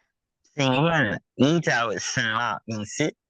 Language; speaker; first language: Chinese; non-native, learner; Filipino